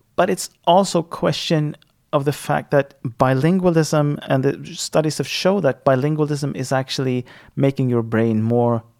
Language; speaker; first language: English; non-native, fluent; Swedish